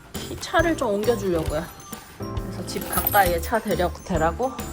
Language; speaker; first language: Korean; native; Korean